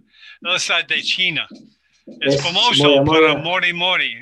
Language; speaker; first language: Spanish; non-native, learner; English